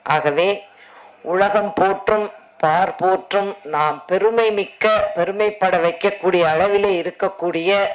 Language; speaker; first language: Tamil; native; Tamil